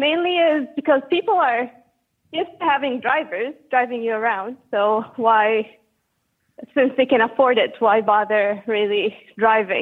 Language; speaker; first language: English; non-native, fluent; Arabic